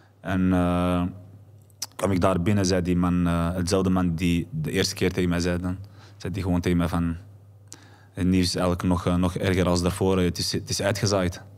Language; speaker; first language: Dutch; early bilingual, other home language; Arabic